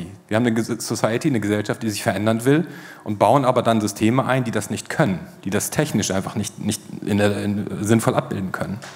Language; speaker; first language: German; native; German